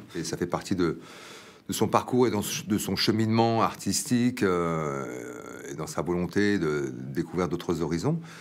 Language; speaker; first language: French; native; French